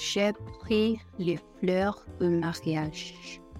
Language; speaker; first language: French; non-native, learner; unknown